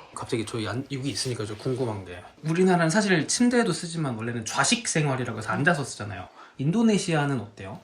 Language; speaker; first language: Korean; native; Korean